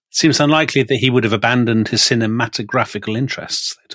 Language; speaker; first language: English; native; English